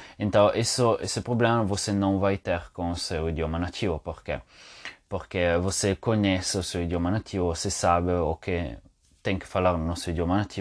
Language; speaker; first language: Portuguese; non-native, fluent; Italian